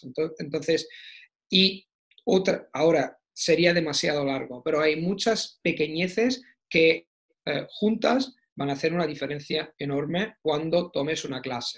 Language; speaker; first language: Spanish; non-native, fluent; Italian